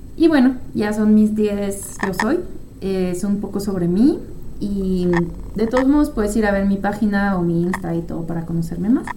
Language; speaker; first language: Spanish; non-native, fluent; French